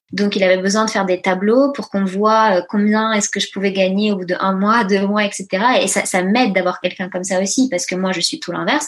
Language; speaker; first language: French; early bilingual, other home language; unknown